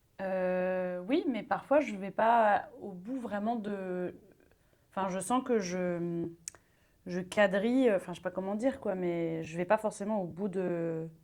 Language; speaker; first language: French; early bilingual, other home language; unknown